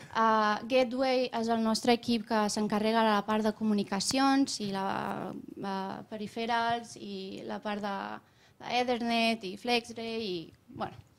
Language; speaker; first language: Catalan; non-native, fluent; Romanian